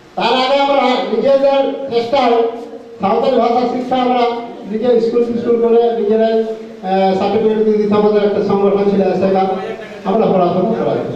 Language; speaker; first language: Bangla; non-native, local second language; Santali